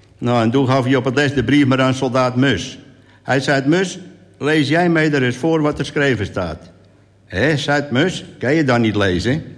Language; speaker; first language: Dutch; native; Dutch